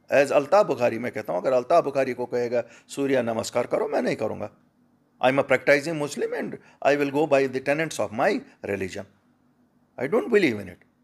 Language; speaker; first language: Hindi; non-native, local second language; Kashmiri